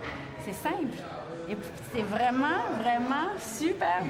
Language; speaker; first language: French; native; French